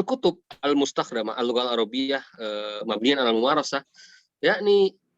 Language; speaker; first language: Arabic; non-native, fluent; Indonesian